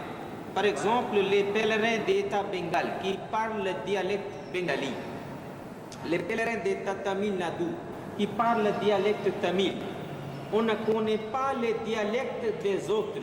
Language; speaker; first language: French; non-native, local second language; Hindi